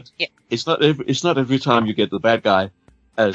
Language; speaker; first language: English; non-native, fluent; Danish